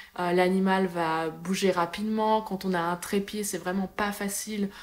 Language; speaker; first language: French; native; French